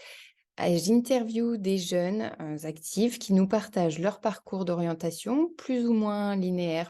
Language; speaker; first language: French; native; French